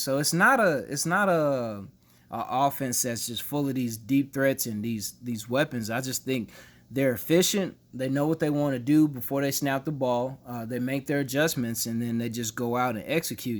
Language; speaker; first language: English; native; English